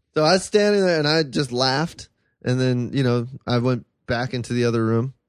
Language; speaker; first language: English; native; English